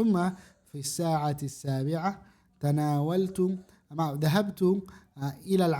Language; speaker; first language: Arabic; non-native, fluent; Indonesian